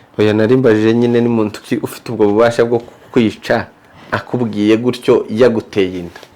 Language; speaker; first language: Kinyarwanda; native; Kinyarwanda